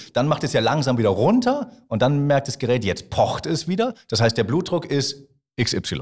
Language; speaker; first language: German; native; German